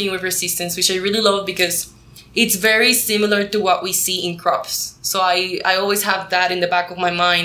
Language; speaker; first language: English; non-native, fluent; Spanish